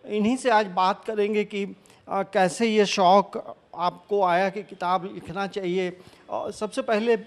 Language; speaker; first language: Hindi; native; Hindi